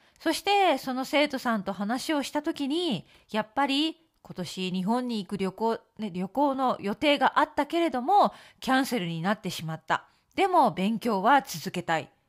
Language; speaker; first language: Japanese; native; Japanese